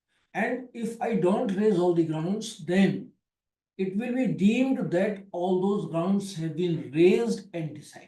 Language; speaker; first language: English; non-native, local second language; Hindi